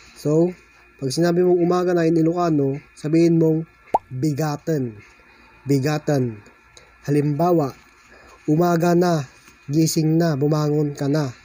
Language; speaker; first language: Filipino; non-native, local second language; Iloko